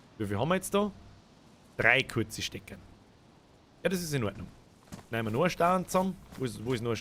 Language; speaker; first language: German; native; German